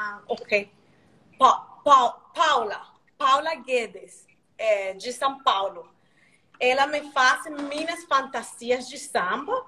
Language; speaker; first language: Portuguese; non-native, learner; Spanish